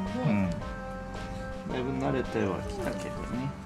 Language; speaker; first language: Japanese; native; Japanese